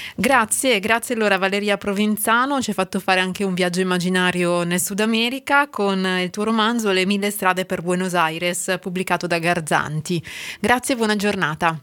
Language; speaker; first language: Italian; native; Italian